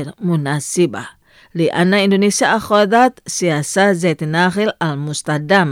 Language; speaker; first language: Arabic; non-native, fluent; Indonesian